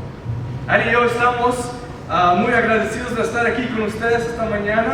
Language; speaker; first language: Spanish; early bilingual, heritage; Spanish